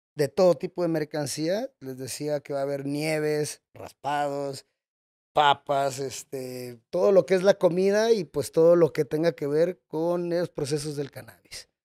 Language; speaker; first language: Spanish; native; Spanish